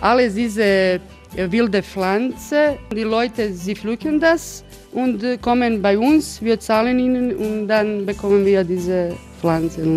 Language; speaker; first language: German; non-native, local second language; Croatian